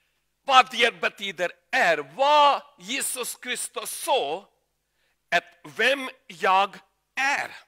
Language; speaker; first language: Swedish; non-native, learner; Urdu